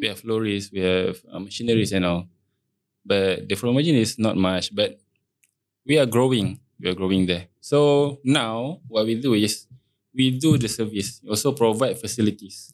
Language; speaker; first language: English; non-native, local second language; Malay